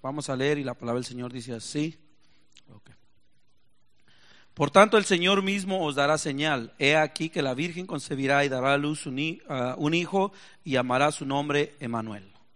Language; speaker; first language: Spanish; native; Spanish